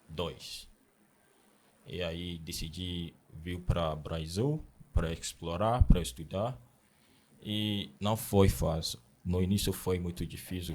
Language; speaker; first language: Portuguese; non-native, learner; Akan